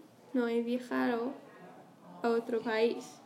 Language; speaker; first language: Spanish; non-native, learner; English